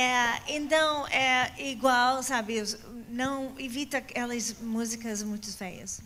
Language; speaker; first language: Portuguese; non-native, fluent; English